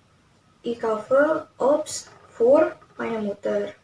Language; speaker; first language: German; non-native, learner; Indonesian